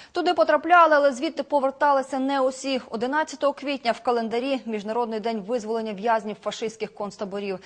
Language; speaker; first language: Ukrainian; native; Ukrainian